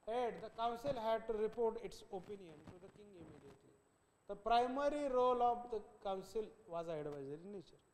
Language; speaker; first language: English; non-native, local second language; Marathi